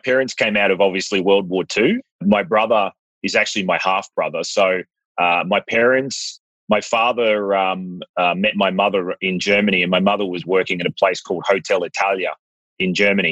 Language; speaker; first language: English; native; English